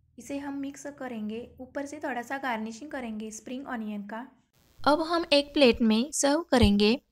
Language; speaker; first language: Hindi; non-native, local second language; Marathi